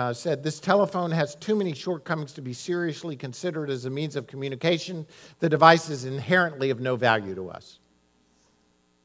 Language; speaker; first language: English; native; English